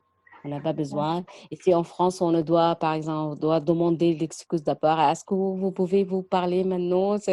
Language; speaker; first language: French; non-native, learner; Arabic